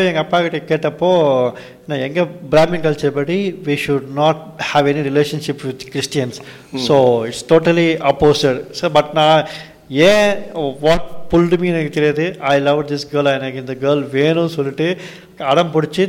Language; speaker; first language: Tamil; native; Tamil